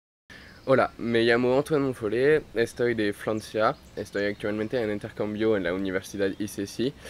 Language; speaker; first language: Spanish; non-native, learner; French